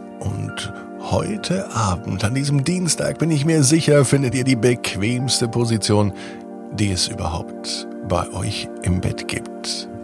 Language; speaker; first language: German; native; German